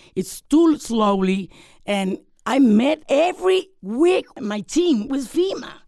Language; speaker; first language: English; non-native, fluent; Spanish